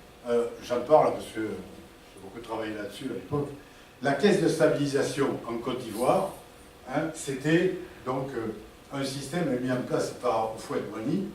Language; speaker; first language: French; native; French